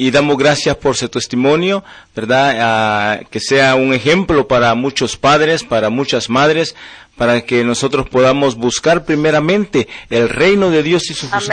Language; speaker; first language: Spanish; native; Spanish